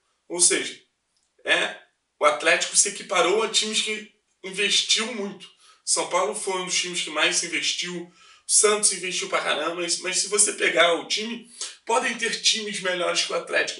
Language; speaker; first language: Portuguese; native; Portuguese